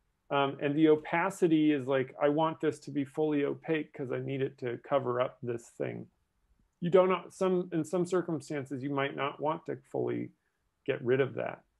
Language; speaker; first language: English; native; English